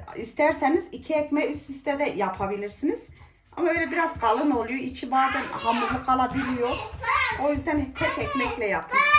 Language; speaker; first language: Turkish; native; Turkish